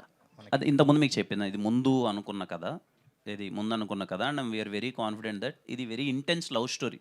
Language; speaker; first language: Telugu; native; Telugu